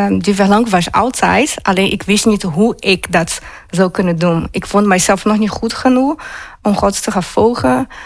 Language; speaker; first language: Dutch; non-native, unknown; Portuguese